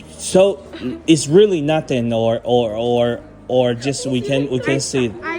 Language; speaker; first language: English; non-native, fluent; Chinese